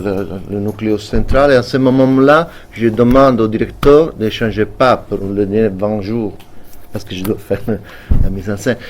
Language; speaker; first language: French; non-native, fluent; Italian